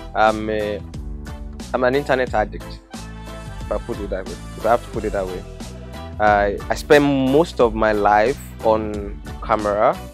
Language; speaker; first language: English; non-native, local second language; Yoruba